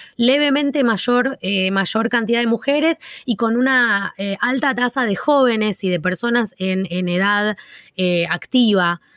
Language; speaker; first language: Spanish; native; Spanish